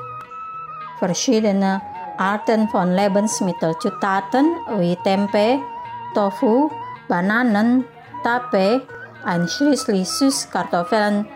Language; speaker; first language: German; non-native, fluent; Indonesian